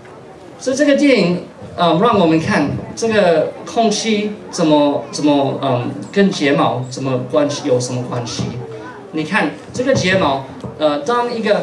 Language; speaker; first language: Chinese; non-native, fluent; English